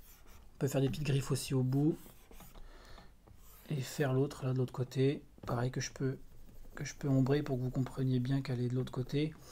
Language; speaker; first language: French; native; French